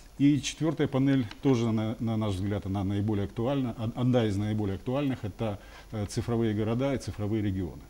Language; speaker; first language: Russian; native; Russian